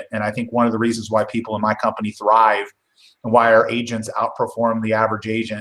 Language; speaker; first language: English; native; English